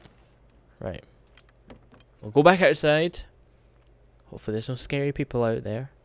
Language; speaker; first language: English; native; English